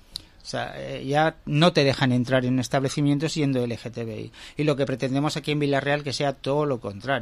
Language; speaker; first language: Spanish; native; Spanish